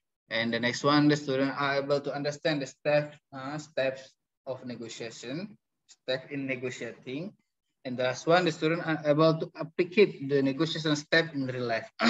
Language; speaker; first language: English; non-native, fluent; Indonesian